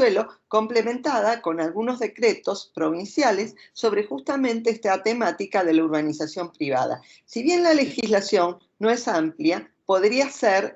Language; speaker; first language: Spanish; native; Spanish